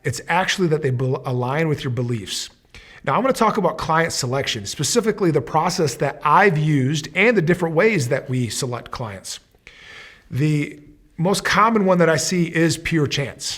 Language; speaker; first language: English; native; English